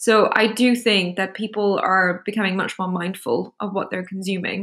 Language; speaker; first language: English; native; English